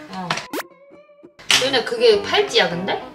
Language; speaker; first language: Korean; native; Korean